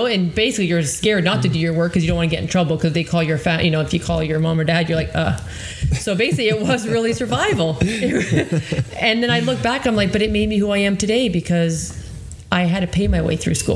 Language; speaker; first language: English; non-native, fluent; Croatian